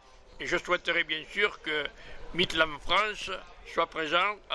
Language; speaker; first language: French; native; French